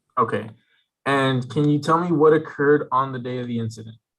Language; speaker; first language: English; native; English